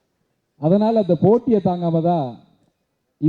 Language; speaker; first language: Tamil; native; Tamil